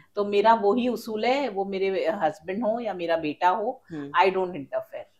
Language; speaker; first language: Hindi; native; Hindi